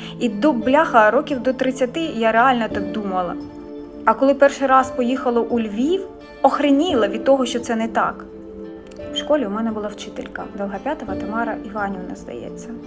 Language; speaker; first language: Ukrainian; non-native, local second language; Russian